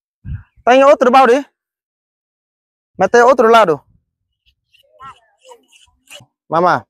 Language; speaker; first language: Portuguese; non-native, learner; Vietnamese